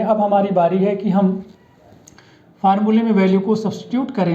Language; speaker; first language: Hindi; native; Hindi